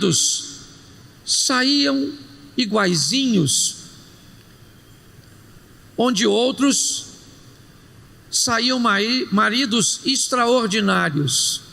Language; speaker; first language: Portuguese; native; Portuguese